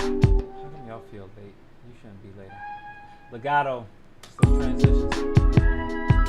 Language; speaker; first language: English; native; English